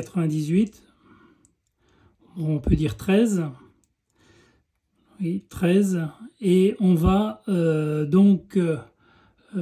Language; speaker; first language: French; native; French